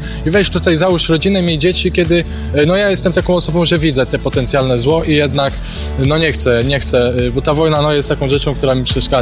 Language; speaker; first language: Polish; native; Polish